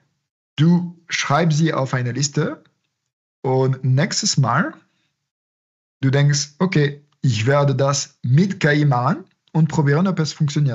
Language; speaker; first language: German; non-native, fluent; French